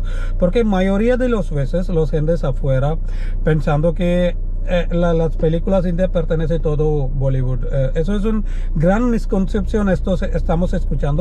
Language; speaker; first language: Spanish; non-native, learner; Malayalam